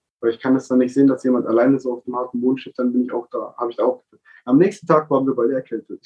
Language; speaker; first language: German; early bilingual, other home language; Italian